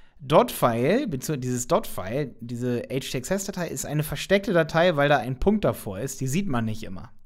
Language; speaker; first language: German; native; German